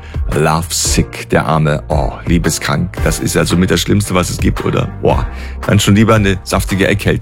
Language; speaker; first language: German; native; German